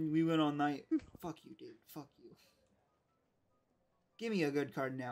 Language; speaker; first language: English; native; English